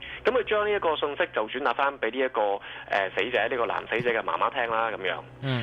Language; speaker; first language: Cantonese; native; Cantonese